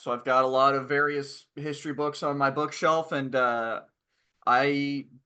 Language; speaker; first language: English; native; English